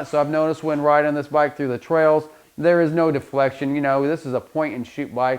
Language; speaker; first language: English; native; English